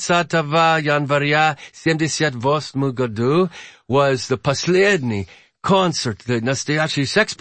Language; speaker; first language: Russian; non-native, learner; English